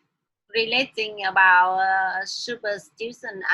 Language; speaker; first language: English; non-native, learner; Vietnamese